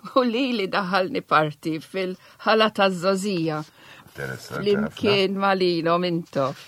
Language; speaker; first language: Maltese; non-native, local second language; Italian